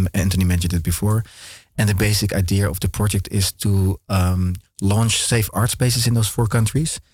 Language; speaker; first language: English; non-native, fluent; Dutch